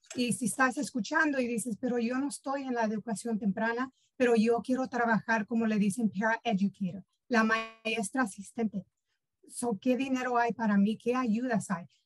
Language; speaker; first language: Spanish; early bilingual, heritage; Spanish